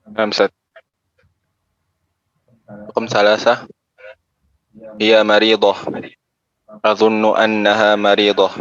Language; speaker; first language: Arabic; non-native, learner; Indonesian